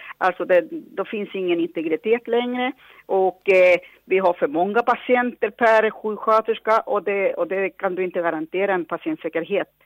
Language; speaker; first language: Swedish; non-native, local second language; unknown